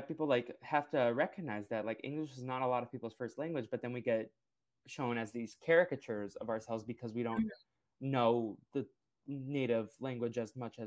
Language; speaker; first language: English; early bilingual, other home language; Portuguese